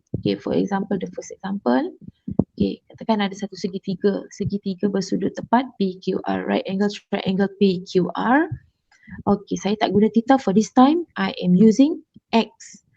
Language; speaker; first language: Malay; native; Malay